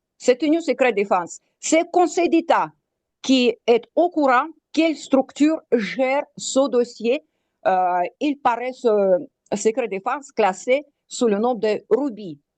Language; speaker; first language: French; non-native, fluent; Russian